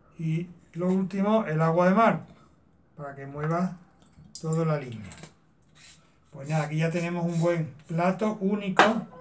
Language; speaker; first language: Spanish; native; Spanish